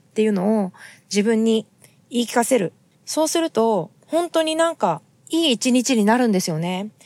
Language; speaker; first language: Japanese; native; Japanese